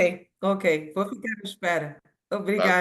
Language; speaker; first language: Portuguese; non-native, local second language; Tsonga